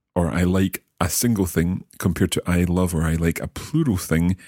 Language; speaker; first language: English; native; English